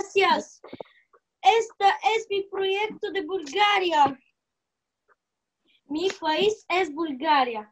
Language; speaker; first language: Spanish; non-native, learner; Bulgarian